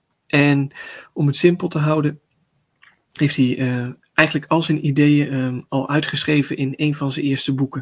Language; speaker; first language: Dutch; native; Dutch